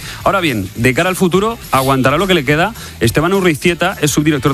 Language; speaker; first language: Spanish; native; Spanish